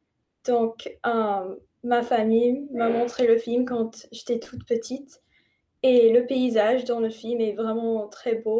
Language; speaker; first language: French; non-native, fluent; English